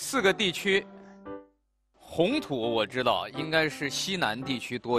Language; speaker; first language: Chinese; native; Chinese